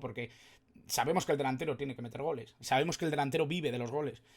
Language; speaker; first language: Spanish; native; Spanish